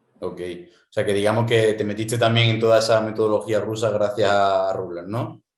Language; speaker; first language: Spanish; native; Spanish